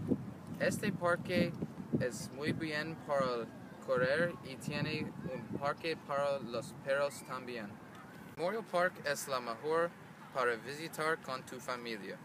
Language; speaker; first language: Spanish; non-native, learner; English